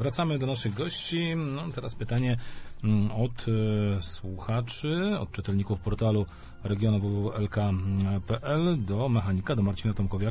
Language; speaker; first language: Polish; native; Polish